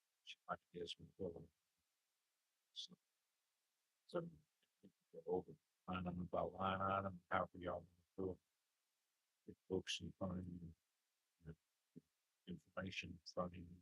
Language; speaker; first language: English; native; English